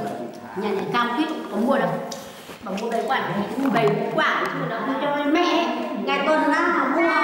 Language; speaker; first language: Vietnamese; native; Vietnamese